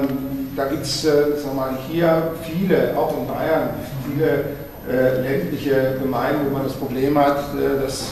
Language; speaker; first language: German; native; German